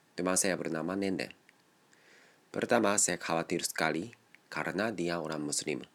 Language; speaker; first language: Indonesian; non-native, learner; Japanese